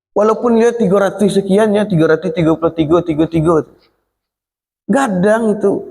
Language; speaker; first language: Malay; non-native, local second language; Minangkabau